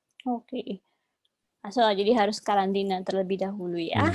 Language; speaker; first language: Indonesian; native; Indonesian